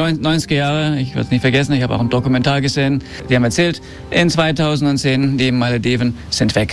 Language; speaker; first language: German; non-native, fluent; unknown